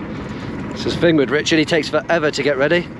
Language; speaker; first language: English; native; English